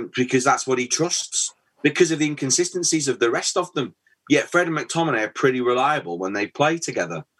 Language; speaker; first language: English; native; English